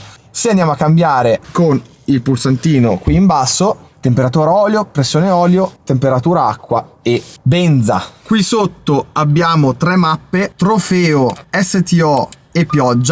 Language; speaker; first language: Italian; native; Italian